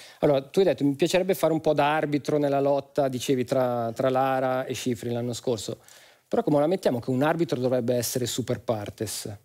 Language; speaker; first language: Italian; native; Italian